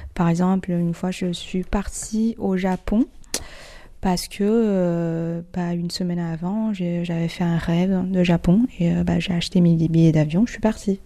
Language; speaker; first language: French; non-native, fluent; Chinese